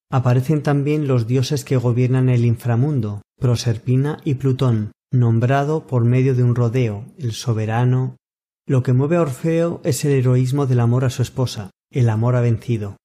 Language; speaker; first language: Spanish; native; Spanish